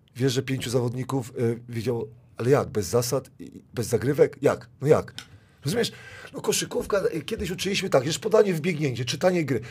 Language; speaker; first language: Polish; native; Polish